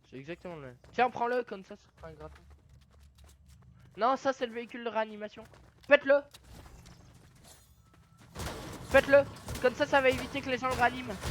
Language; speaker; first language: French; native; French